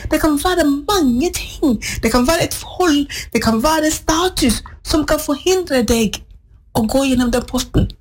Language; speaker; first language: Norwegian; non-native, fluent; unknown